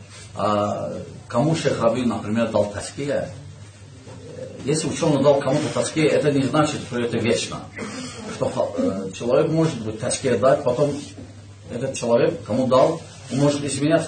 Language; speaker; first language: Russian; non-native, learner; Azerbaijani